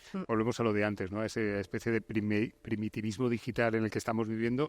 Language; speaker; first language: Spanish; native; Spanish